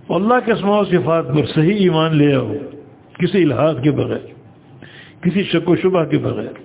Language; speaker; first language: Urdu; native; Urdu